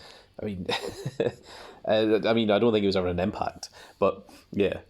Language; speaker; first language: English; native; English